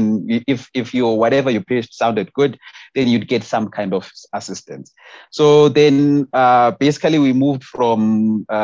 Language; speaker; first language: English; non-native, local second language; Xhosa